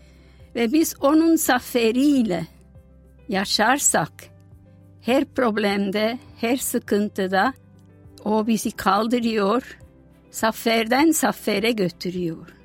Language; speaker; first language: Turkish; non-native, fluent; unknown